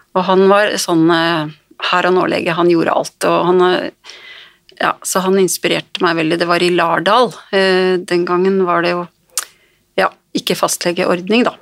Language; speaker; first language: Norwegian; native; Norwegian